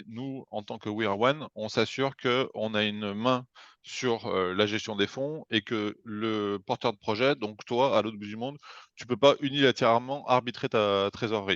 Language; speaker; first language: French; native; French